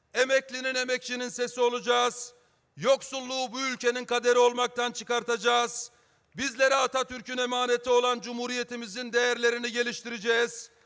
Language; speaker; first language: Turkish; native; Turkish